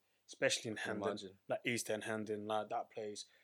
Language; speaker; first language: English; native; English